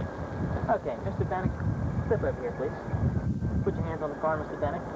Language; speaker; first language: English; native; English